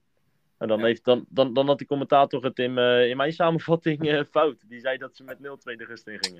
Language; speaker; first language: Dutch; native; Dutch